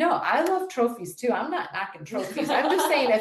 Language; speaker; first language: English; native; English